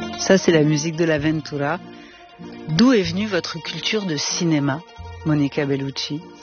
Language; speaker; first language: French; native; French